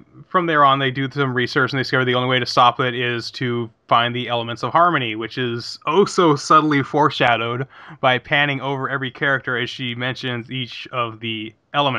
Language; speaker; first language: English; native; English